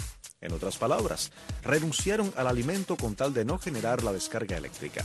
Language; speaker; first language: Spanish; native; Spanish